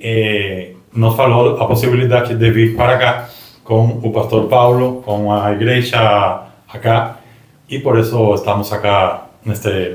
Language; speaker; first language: Portuguese; non-native, learner; Spanish